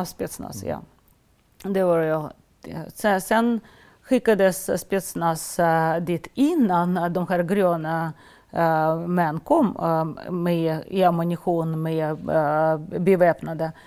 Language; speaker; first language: Swedish; non-native, fluent; Russian